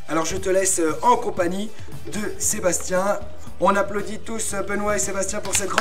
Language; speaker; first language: French; native; French